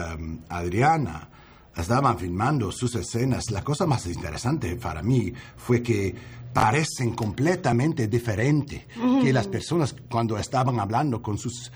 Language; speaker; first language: Spanish; non-native, learner; English